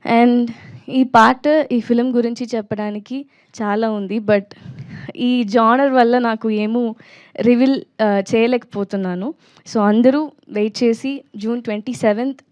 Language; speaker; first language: Telugu; non-native, learner; Tamil